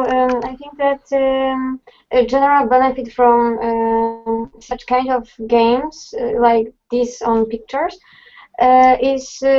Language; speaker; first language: English; non-native, fluent; Polish